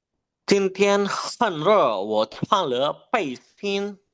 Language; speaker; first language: Chinese; non-native, learner; Indonesian